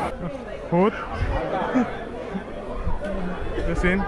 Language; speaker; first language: Dutch; non-native, local second language; Papiamento